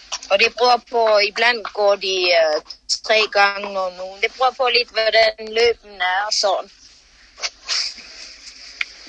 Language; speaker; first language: Danish; non-native, fluent; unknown